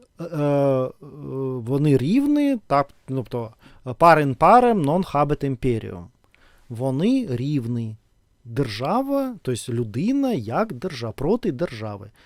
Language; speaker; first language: Ukrainian; non-native, learner; Russian